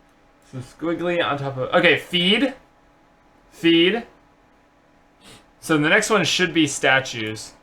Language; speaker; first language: English; native; English